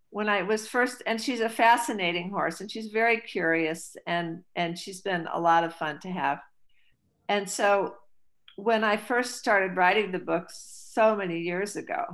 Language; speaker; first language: English; native; English